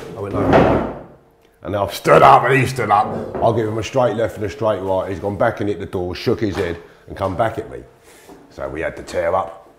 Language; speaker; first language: English; native; English